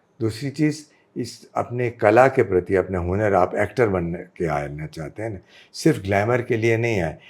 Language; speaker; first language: Hindi; non-native, local second language; Gujarati